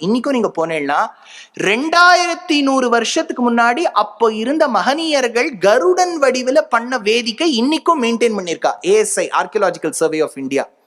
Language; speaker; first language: Tamil; native; Tamil